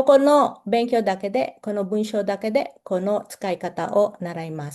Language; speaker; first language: Japanese; non-native, fluent; Filipino